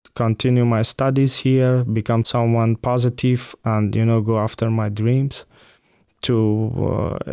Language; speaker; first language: English; non-native, fluent; Persian